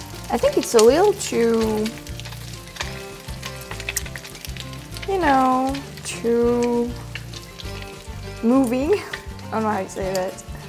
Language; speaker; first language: English; non-native, fluent; French